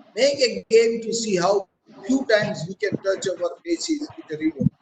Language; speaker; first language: English; non-native, local second language; Gujarati